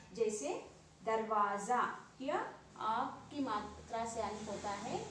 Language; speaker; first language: Hindi; non-native, local second language; Kannada